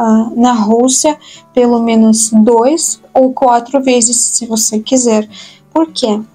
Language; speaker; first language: Portuguese; non-native, fluent; Russian